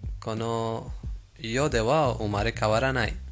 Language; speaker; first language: Japanese; non-native, fluent; Persian